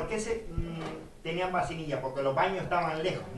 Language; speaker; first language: Spanish; native; Spanish